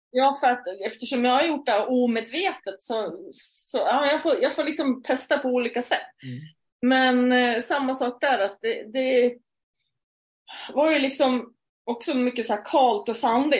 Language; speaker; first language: Swedish; native; Swedish